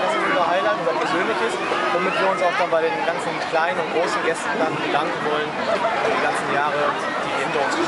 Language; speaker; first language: German; native; German